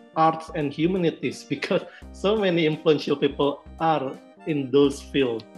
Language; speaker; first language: English; non-native, fluent; Indonesian